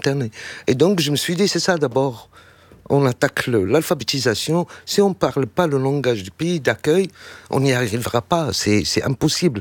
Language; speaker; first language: French; non-native, local second language; Arabic